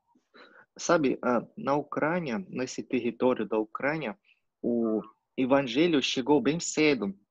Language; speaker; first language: Portuguese; non-native, fluent; Russian